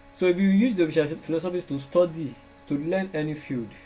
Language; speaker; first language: English; non-native, local second language; Yoruba